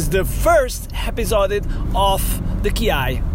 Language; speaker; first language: English; non-native, fluent; Portuguese